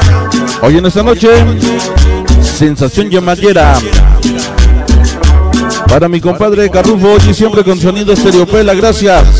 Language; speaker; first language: Spanish; native; Spanish